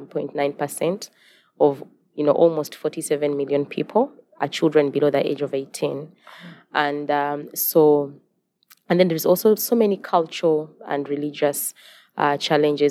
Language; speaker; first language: English; non-native, local second language; Ganda